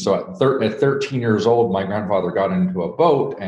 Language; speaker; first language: English; native; English